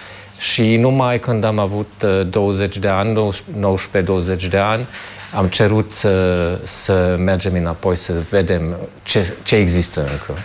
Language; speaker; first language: Romanian; non-native, fluent; German